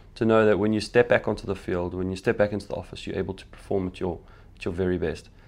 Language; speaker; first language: English; native; English